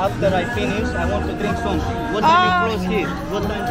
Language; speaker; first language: English; non-native, fluent; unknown